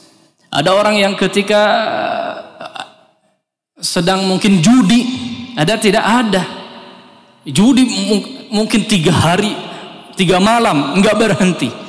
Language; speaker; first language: Indonesian; native; Indonesian